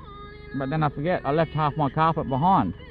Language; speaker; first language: English; native; English